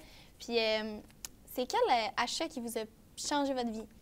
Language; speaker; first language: French; native; French